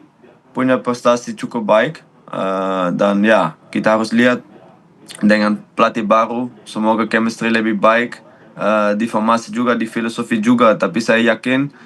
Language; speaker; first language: Indonesian; non-native, fluent; Dutch